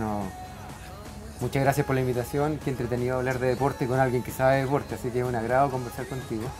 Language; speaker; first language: Spanish; native; Spanish